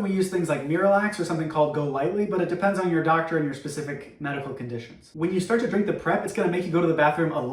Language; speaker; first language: English; native; English